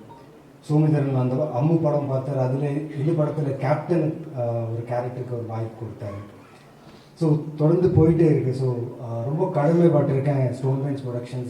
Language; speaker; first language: Tamil; non-native, fluent; Telugu